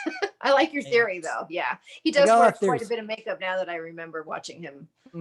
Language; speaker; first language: English; native; English